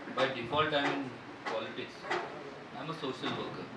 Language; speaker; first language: English; non-native, local second language; Marathi